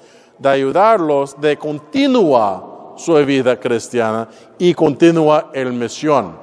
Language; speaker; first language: Spanish; non-native, fluent; English